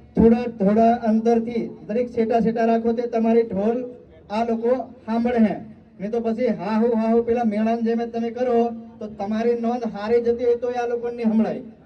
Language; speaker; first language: Gujarati; non-native, local second language; Rathawi